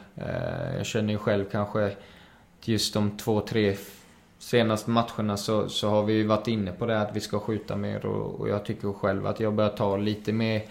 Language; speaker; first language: Swedish; early bilingual, other home language; Spanish